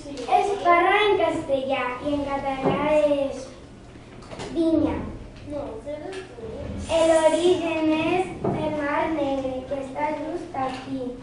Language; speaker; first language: Catalan; non-native, local second language; Spanish